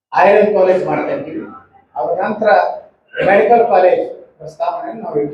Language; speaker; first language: Kannada; native; Kannada